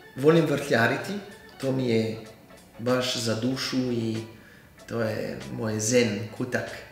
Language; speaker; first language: Croatian; non-native, fluent; French